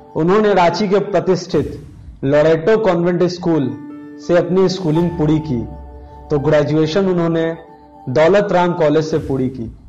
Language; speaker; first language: Hindi; native; Hindi